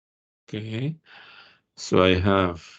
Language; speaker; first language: English; non-native, fluent; Arabic